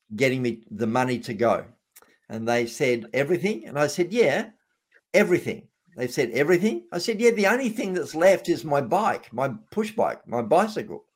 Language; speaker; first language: English; native; English